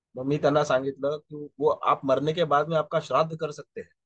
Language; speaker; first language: Hindi; non-native, local second language; Marathi